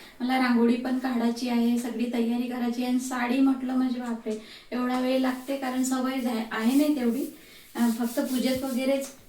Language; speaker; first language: Marathi; non-native, local second language; Hindi